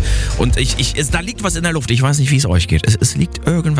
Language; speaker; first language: German; native; German